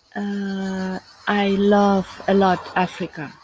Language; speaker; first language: English; non-native, learner; German